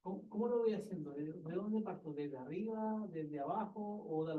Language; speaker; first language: Spanish; native; Spanish